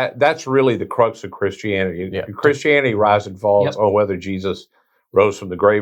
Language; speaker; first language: English; native; English